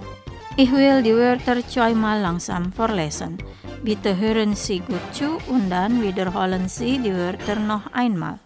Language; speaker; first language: German; non-native, fluent; Indonesian